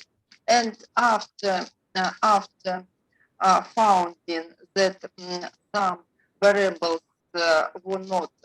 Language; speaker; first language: English; non-native, learner; Russian